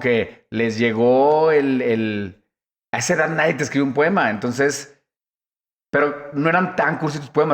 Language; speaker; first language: Spanish; native; Spanish